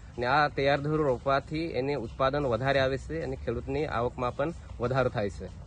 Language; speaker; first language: Gujarati; native; Gujarati